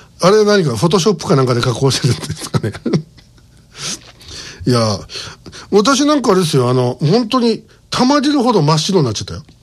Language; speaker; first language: Japanese; native; Japanese